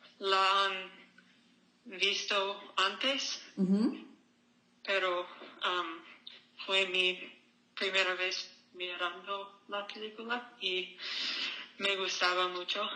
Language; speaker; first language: Spanish; non-native, learner; English